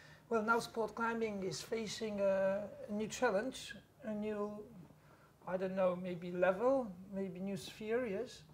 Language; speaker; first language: English; non-native, fluent; Polish